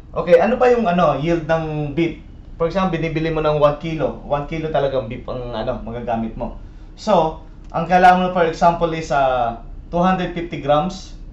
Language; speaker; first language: Filipino; non-native, local second language; Cebuano